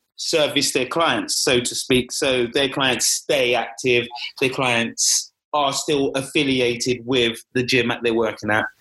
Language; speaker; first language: English; native; English